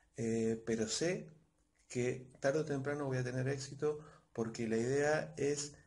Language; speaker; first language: Spanish; native; Spanish